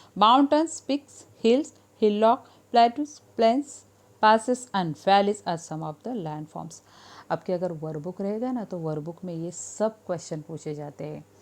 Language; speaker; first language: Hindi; non-native, local second language; Marathi